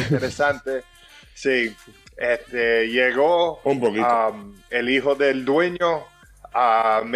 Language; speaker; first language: Spanish; early bilingual, heritage; English